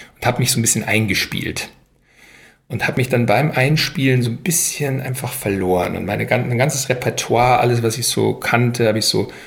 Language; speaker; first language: German; native; German